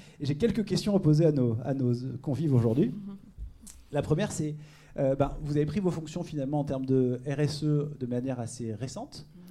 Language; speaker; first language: French; native; French